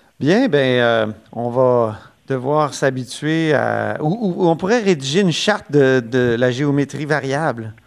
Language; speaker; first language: French; native; French